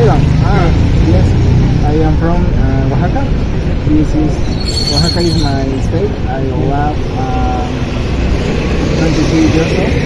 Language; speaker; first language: English; non-native, learner; Spanish